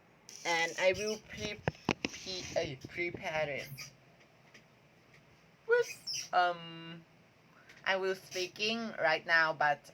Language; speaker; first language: English; non-native, learner; Thai